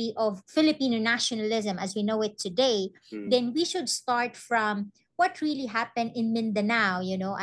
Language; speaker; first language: English; non-native, local second language; Maranao